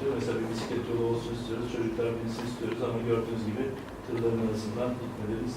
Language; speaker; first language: Turkish; native; Turkish